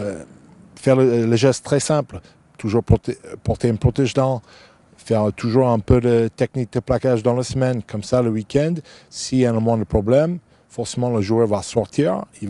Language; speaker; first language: French; non-native, fluent; English